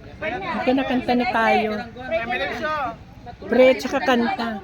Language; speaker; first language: Filipino; non-native, local second language; Cebuano